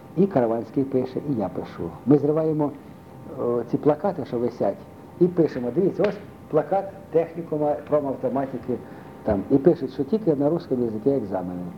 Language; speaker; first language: Ukrainian; native; Ukrainian